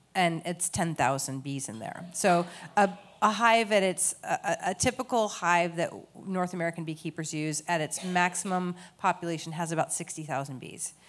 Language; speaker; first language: English; native; English